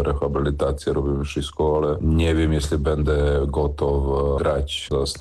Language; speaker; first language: Polish; non-native, learner; Serbian